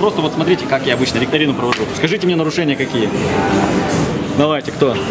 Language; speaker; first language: Russian; native; Russian